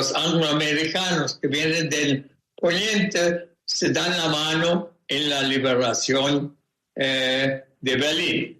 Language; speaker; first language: Spanish; non-native, fluent; German